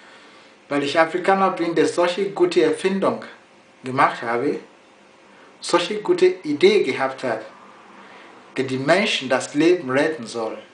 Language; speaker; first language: German; non-native, fluent; Yoruba